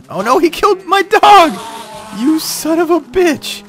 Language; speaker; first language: English; native; English